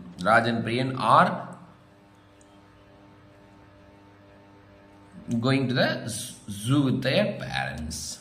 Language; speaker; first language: English; non-native, local second language; Tamil